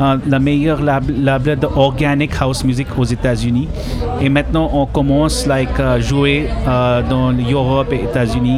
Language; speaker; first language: French; non-native, learner; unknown